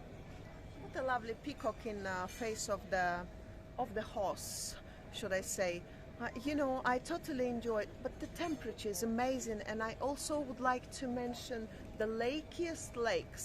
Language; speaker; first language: English; non-native, fluent; Russian